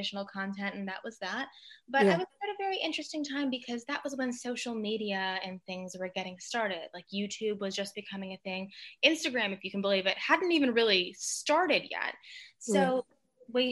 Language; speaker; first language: English; native; English